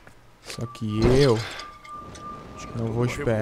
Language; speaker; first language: Portuguese; native; Portuguese